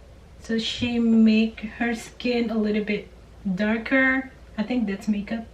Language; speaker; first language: English; non-native, fluent; Indonesian